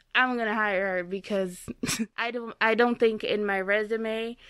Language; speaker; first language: English; non-native, fluent; Portuguese